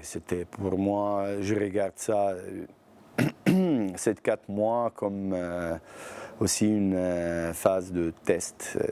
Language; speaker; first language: French; non-native, fluent; Bosnian